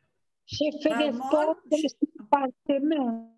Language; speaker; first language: French; non-native, learner; Spanish